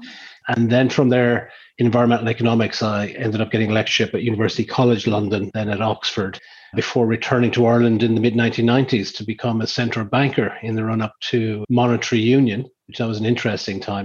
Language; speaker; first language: English; native; English